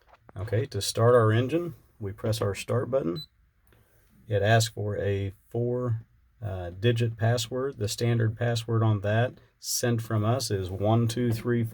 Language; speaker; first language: English; native; English